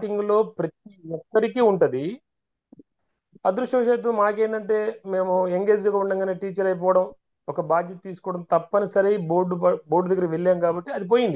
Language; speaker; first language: Telugu; native; Telugu